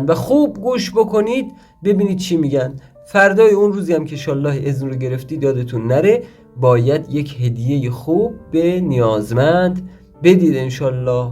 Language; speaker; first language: Persian; native; Persian